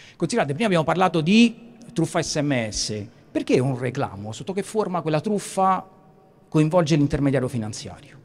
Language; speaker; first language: Italian; native; Italian